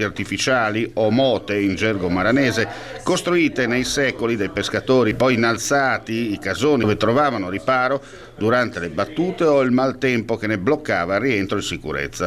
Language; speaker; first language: Italian; native; Italian